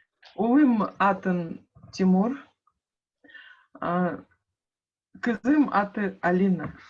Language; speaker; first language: Kazakh; non-native, local second language; Russian